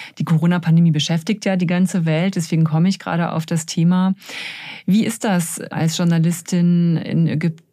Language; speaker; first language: German; native; German